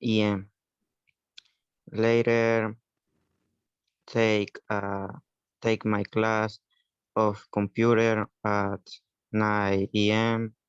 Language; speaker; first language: English; non-native, learner; Spanish